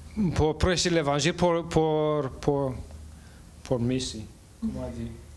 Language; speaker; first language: French; non-native, learner; English